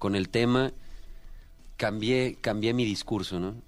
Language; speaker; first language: Spanish; native; Spanish